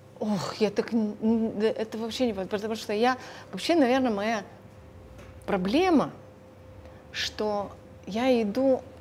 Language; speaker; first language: Russian; non-native, local second language; Lithuanian